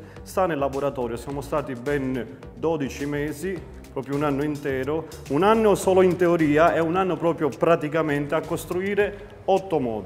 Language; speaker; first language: Italian; native; Italian